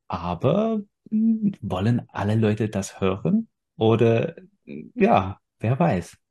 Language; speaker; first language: German; non-native, fluent; English